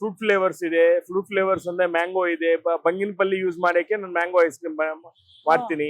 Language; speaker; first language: Kannada; non-native, learner; Telugu